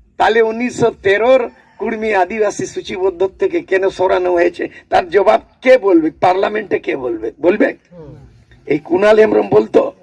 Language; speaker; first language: Bangla; non-native, local second language; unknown